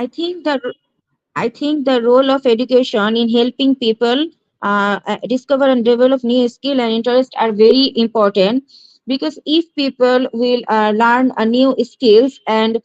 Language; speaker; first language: English; non-native, learner; Bangla